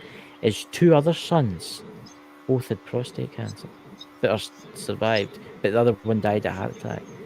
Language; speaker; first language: English; native; English